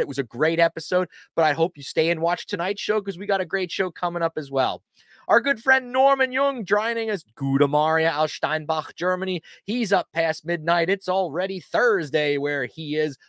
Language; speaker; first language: English; native; English